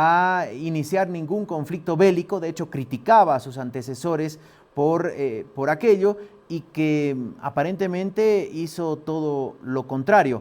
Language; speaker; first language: Spanish; native; Spanish